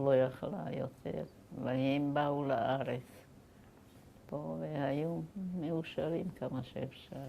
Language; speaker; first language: Hebrew; non-native, fluent; German